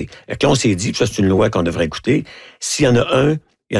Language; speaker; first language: French; native; French